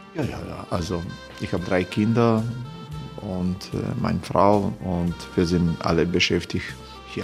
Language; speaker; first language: German; non-native, learner; Croatian